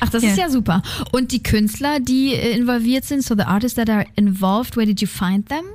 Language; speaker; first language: German; native; German